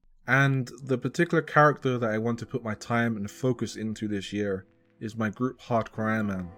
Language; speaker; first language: English; native; English